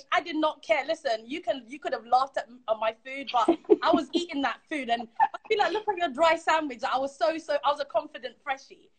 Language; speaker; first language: English; early bilingual, other home language; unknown